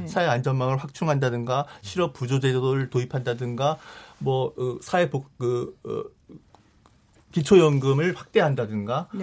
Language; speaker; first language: Korean; native; Korean